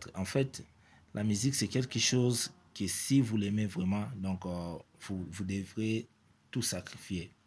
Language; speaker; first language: French; non-native, local second language; Lingala